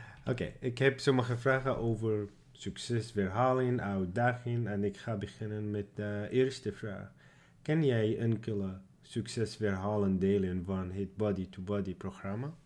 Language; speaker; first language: Dutch; non-native, learner; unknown